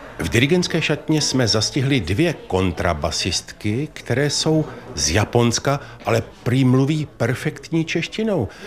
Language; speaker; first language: Czech; native; Czech